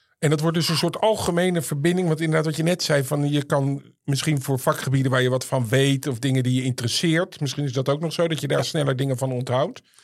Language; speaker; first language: Dutch; native; Dutch